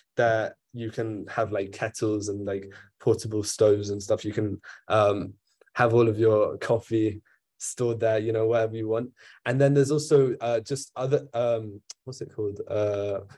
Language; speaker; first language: English; native; English